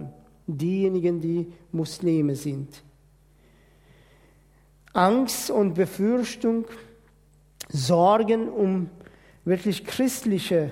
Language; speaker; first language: German; non-native, fluent; Persian